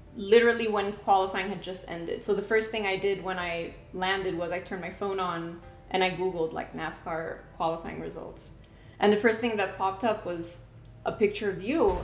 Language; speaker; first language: English; non-native, fluent; Portuguese